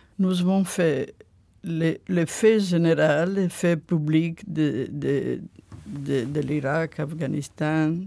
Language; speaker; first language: French; non-native, learner; Italian